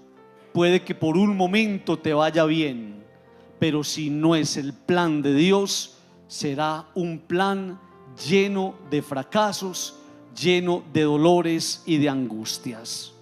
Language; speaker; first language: Spanish; native; Spanish